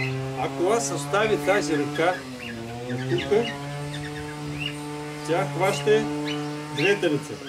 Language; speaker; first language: Bulgarian; non-native, learner; Russian